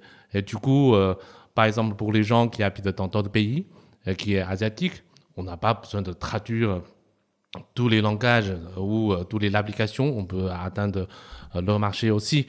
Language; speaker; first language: French; non-native, fluent; Chinese